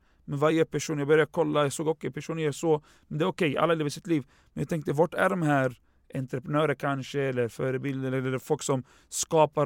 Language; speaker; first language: Swedish; non-native, fluent; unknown